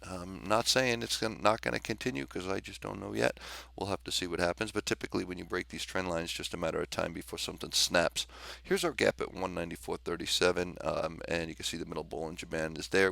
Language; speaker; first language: English; native; English